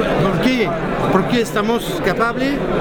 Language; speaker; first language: Spanish; non-native, fluent; French